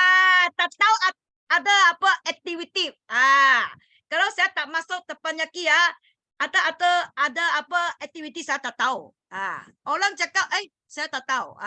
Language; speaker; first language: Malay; non-native, learner; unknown